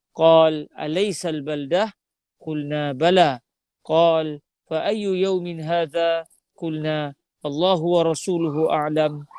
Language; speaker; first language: Arabic; non-native, fluent; Malay